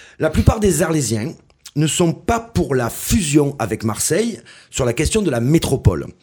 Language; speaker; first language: French; native; French